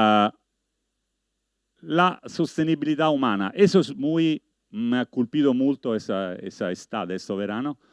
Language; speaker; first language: Spanish; non-native, learner; Italian